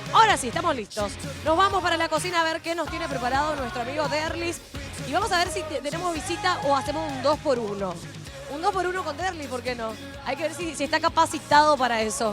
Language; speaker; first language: Spanish; native; Spanish